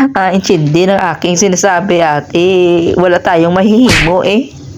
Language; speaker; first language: Filipino; non-native, local second language; Hiligaynon